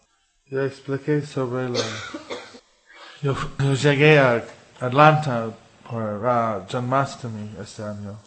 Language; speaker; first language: Spanish; non-native, fluent; English